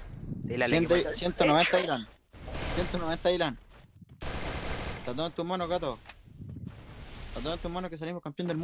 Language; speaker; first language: Spanish; native; Spanish